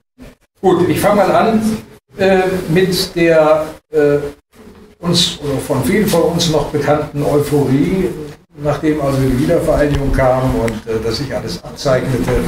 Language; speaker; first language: German; native; German